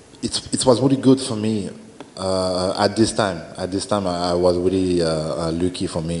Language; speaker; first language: English; non-native, learner; French